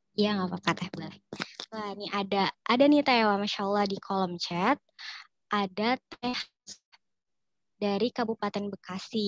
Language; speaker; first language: Indonesian; native; Indonesian